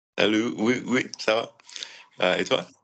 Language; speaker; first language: French; non-native, learner; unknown